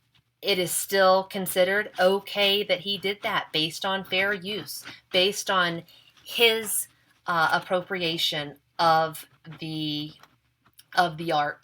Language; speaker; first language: English; native; English